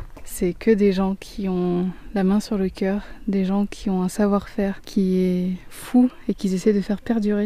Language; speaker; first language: French; native; French